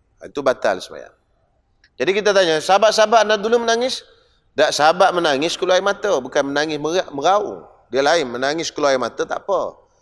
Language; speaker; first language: Malay; native; Malay